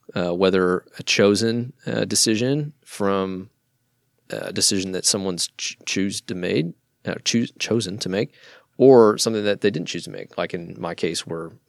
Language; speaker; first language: English; native; English